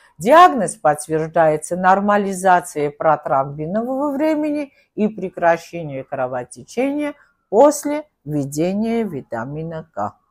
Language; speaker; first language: Russian; non-native, local second language; Armenian